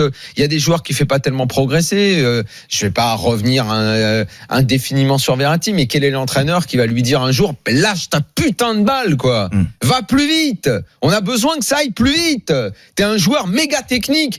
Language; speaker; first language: French; native; French